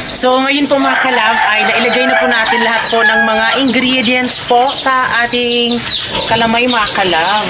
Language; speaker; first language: Filipino; non-native, local second language; Cebuano